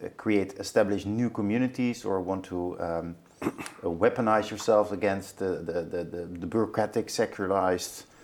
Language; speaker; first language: English; non-native, fluent; Dutch